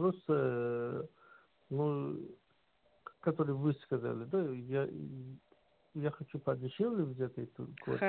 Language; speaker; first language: Russian; non-native, learner; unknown